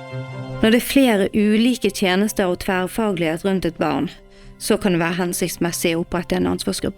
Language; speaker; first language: Norwegian; native; Norwegian